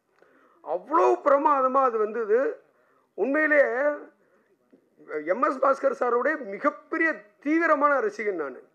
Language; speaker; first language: Tamil; native; Tamil